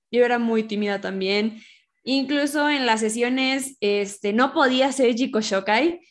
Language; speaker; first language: Spanish; native; Spanish